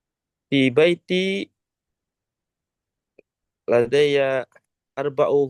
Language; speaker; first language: Arabic; non-native, learner; Indonesian